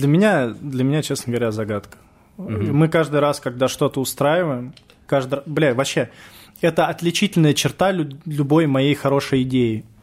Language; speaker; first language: Russian; native; Russian